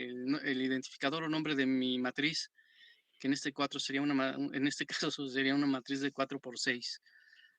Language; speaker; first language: Spanish; native; Spanish